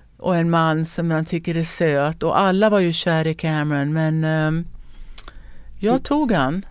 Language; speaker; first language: Swedish; native; Swedish